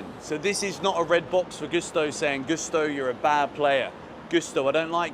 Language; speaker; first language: English; native; English